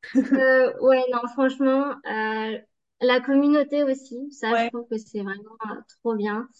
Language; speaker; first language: French; native; French